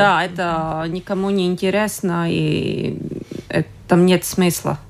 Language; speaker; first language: Russian; non-native, local second language; Latvian